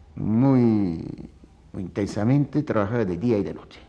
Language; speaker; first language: Spanish; early bilingual, other home language; Polish